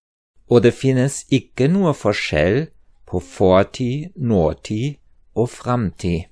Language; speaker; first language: Norwegian; non-native, fluent; German